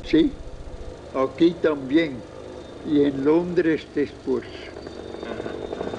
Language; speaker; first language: Spanish; non-native, fluent; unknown